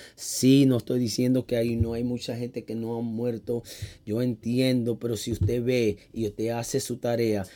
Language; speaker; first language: Spanish; early bilingual, heritage; Spanish